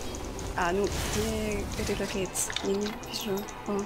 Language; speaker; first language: Russian; non-native, learner; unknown